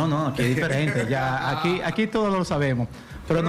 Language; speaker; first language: Spanish; native; Spanish